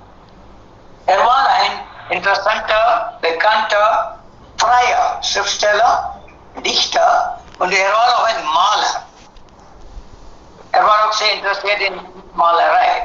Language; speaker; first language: German; non-native, fluent; Tamil